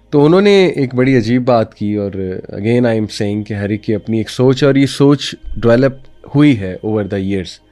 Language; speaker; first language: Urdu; native; Urdu